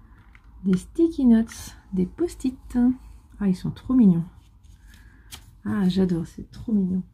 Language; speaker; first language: French; native; French